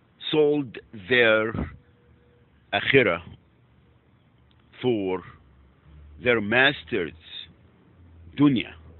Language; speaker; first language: English; non-native, fluent; Arabic